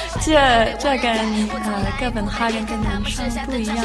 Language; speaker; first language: Chinese; non-native, learner; Danish